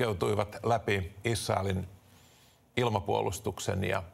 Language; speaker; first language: Finnish; native; Finnish